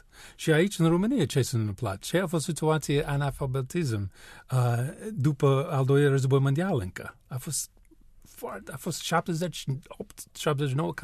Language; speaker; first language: Romanian; non-native, learner; English